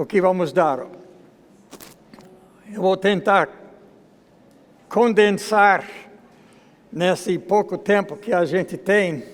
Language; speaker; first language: Portuguese; non-native, fluent; English